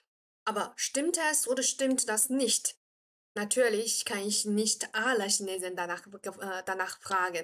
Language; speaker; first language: German; non-native, fluent; Chinese